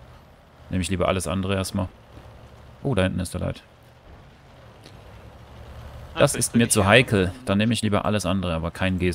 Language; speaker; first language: German; native; German